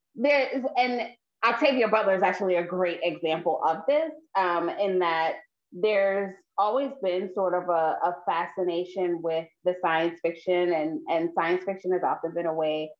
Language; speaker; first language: English; native; English